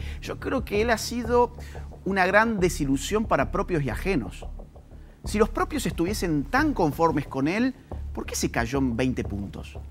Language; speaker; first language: Spanish; native; Spanish